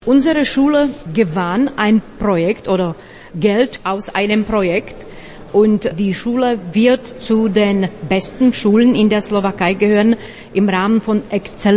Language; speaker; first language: German; non-native, fluent; Slovak